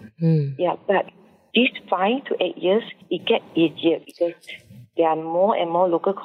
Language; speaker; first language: English; non-native, local second language; Min Nan Chinese